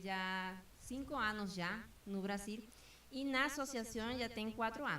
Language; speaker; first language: Portuguese; non-native, fluent; Spanish